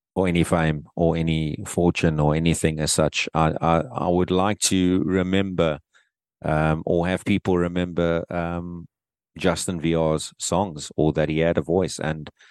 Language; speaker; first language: English; native; English